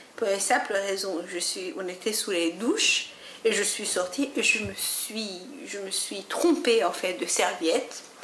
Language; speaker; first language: French; early bilingual, other home language; Persian